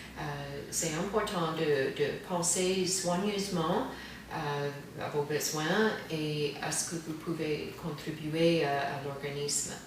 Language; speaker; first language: French; non-native, fluent; English